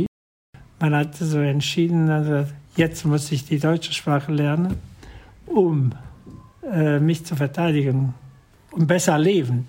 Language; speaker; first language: German; non-native, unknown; Italian